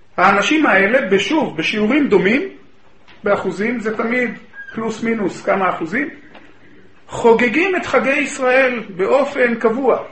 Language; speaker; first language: Hebrew; native; Hebrew